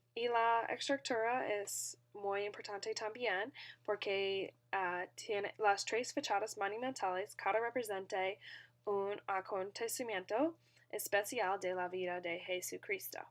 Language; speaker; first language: Spanish; non-native, learner; English